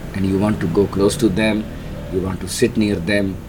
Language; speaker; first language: English; non-native, local second language; Hindi